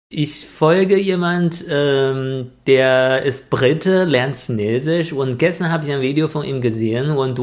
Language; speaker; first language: German; non-native, fluent; Chinese